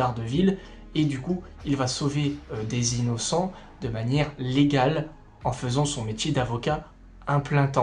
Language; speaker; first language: French; native; French